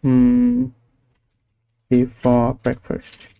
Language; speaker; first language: English; non-native, learner; Vietnamese